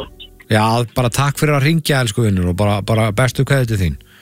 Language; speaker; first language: Icelandic; native; Icelandic